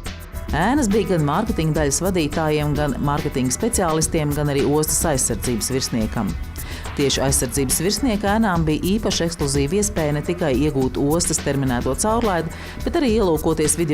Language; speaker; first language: Latvian; native; Latvian